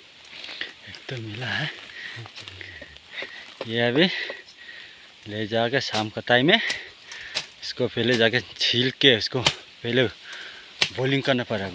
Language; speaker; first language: Hindi; non-native, local second language; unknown